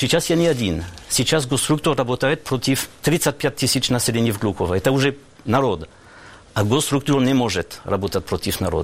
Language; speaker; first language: Russian; non-native, learner; French